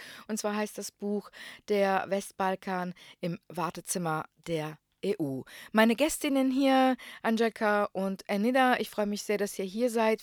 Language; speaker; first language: German; non-native, fluent; Croatian